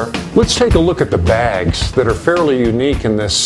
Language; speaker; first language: English; native; English